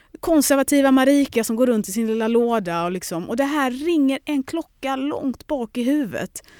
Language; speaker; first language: Swedish; early bilingual, other home language; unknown